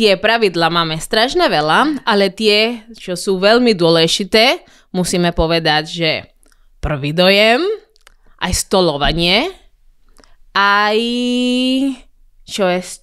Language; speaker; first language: Slovak; non-native, fluent; Spanish